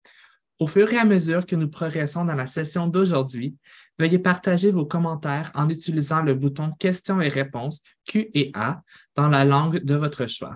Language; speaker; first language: French; native; French